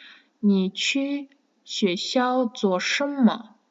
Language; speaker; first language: Chinese; non-native, fluent; Kazakh